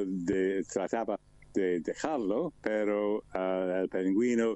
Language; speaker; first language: Spanish; non-native, learner; English